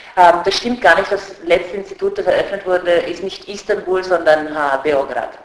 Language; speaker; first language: German; native; German